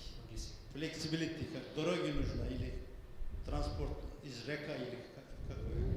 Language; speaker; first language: Russian; non-native, learner; Turkish